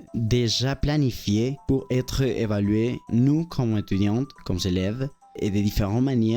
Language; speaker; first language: French; non-native, learner; Spanish